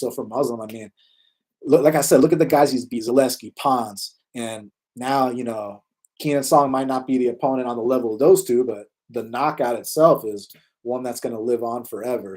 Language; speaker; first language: English; native; English